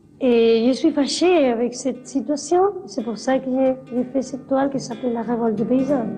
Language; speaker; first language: French; non-native, fluent; Spanish